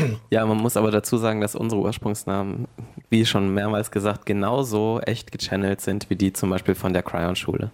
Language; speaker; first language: German; native; German